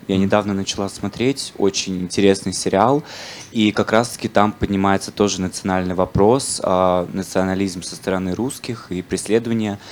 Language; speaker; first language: Russian; native; Russian